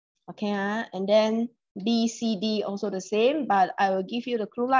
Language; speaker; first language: English; non-native, local second language; Chinese